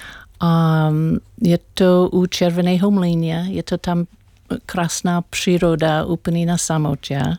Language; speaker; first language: Czech; non-native, learner; English